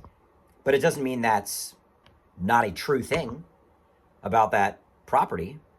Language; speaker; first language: English; native; English